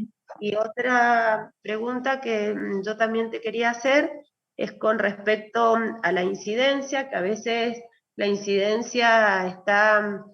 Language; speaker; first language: Spanish; native; Spanish